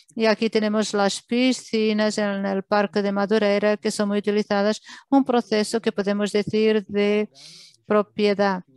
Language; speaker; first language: Spanish; non-native, fluent; Italian